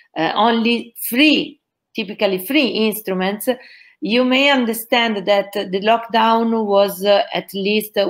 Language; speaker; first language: English; non-native, fluent; Italian